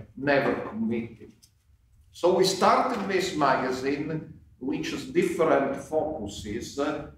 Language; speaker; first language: English; non-native, fluent; Italian